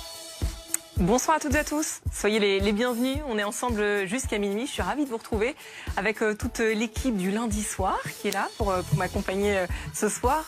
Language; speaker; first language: French; native; French